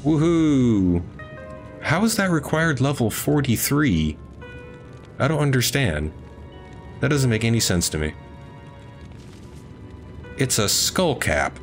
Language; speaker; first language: English; native; English